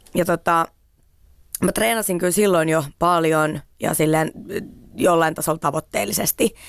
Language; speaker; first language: Finnish; native; Finnish